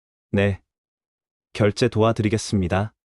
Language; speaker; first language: Korean; native; Korean